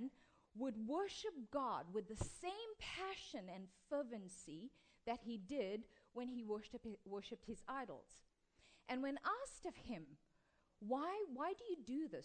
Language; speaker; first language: English; native; English